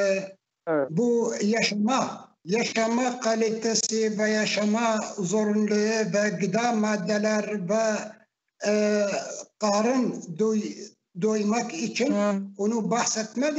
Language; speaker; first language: Turkish; non-native, fluent; Arabic